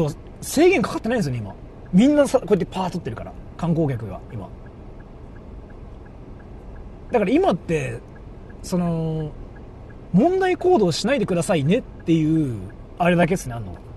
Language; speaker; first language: Japanese; native; Japanese